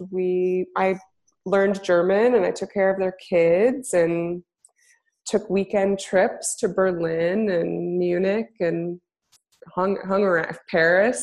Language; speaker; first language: English; native; English